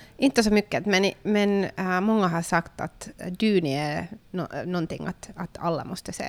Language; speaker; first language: Swedish; non-native, local second language; Finnish